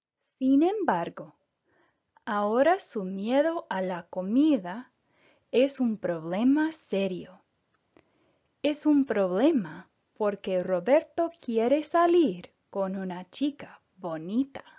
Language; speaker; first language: Spanish; non-native, fluent; English